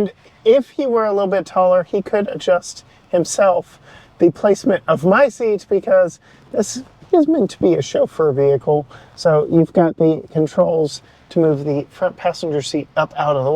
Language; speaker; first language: English; native; English